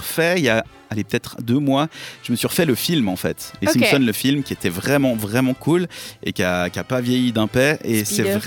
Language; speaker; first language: French; native; French